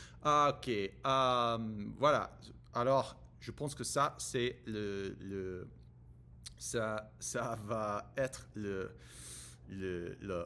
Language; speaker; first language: French; non-native, learner; English